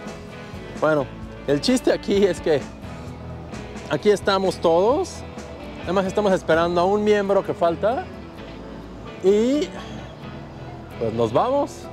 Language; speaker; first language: Spanish; native; Spanish